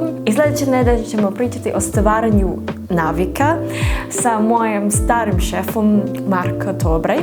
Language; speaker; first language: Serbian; non-native, fluent; English